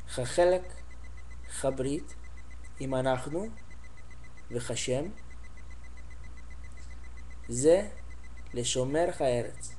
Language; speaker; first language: Hebrew; non-native, learner; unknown